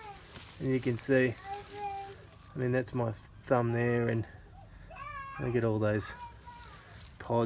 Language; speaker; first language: English; native; English